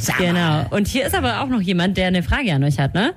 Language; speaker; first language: German; native; German